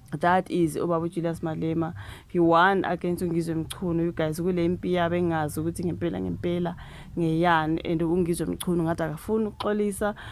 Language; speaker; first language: Zulu; native; Zulu